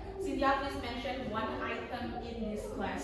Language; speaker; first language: English; non-native, learner; Indonesian